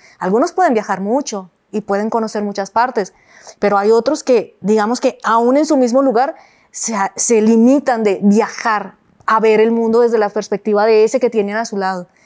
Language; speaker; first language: Spanish; native; Spanish